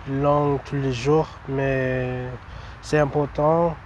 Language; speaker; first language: French; non-native, learner; English